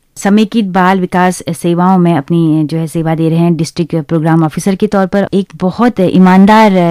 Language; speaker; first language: Hindi; native; Hindi